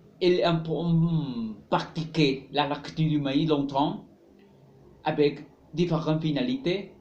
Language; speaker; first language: French; non-native, learner; Spanish